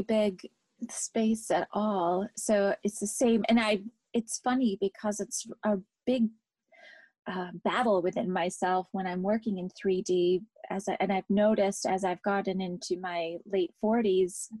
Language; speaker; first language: English; native; English